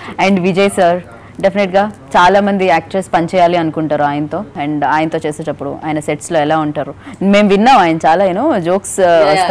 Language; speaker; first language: Telugu; native; Telugu